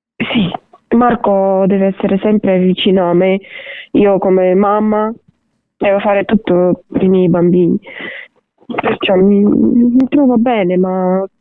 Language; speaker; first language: Italian; non-native, learner; Ukrainian